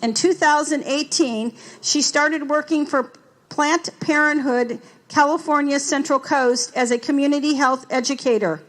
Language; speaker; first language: English; native; English